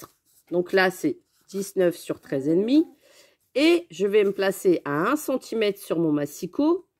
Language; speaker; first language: French; native; French